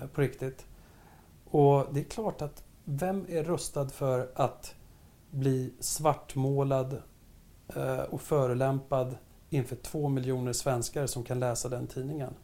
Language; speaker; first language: Swedish; early bilingual, other home language; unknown